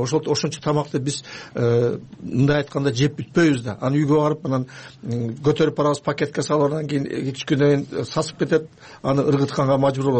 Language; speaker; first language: Kyrgyz; native; Kyrgyz